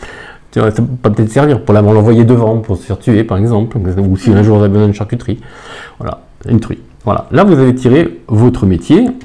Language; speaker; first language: French; native; French